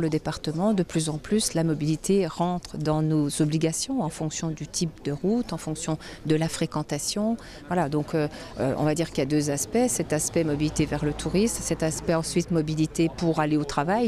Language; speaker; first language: French; native; French